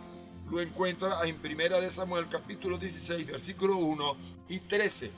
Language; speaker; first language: Spanish; native; Spanish